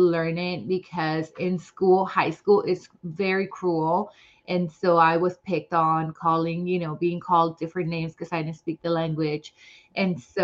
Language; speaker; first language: English; non-native, fluent; Spanish